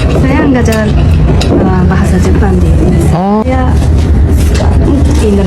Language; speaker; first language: Indonesian; non-native, learner; Korean